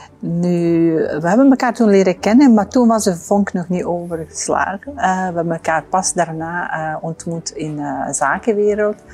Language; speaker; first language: Dutch; non-native, fluent; Bosnian